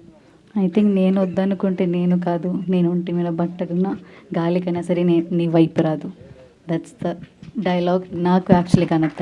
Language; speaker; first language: Telugu; non-native, learner; Malayalam